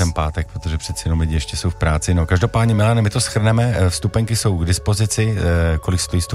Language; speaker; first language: Czech; native; Czech